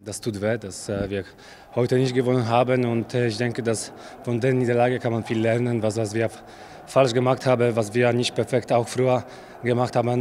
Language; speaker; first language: German; non-native, fluent; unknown